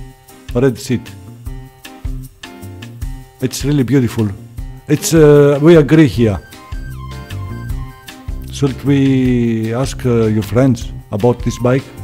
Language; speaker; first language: English; non-native, learner; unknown